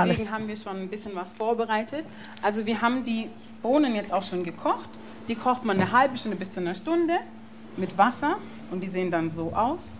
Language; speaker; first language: German; early bilingual, other home language; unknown